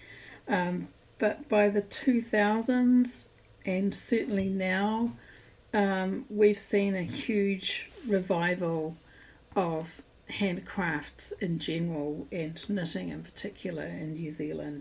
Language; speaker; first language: English; native; English